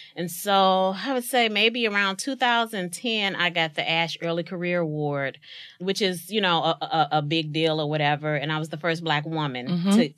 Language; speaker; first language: English; native; English